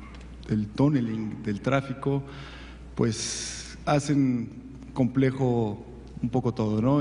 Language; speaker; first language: Spanish; native; Spanish